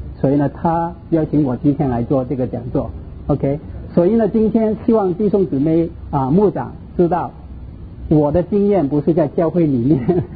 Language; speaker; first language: Chinese; non-native, local second language; Cantonese